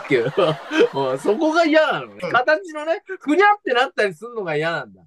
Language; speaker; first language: Japanese; native; Japanese